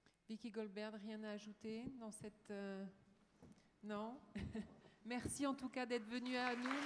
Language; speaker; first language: French; native; French